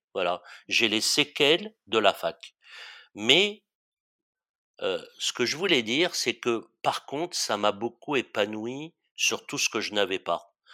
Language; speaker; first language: French; early bilingual, other home language; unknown